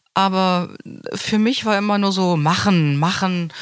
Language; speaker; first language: German; native; German